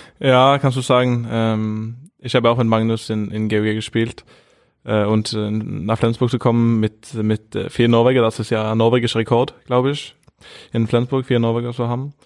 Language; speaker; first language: German; non-native, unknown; Norwegian